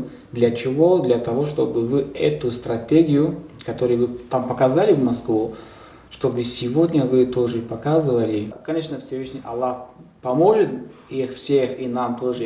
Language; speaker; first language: Russian; non-native, local second language; Tajik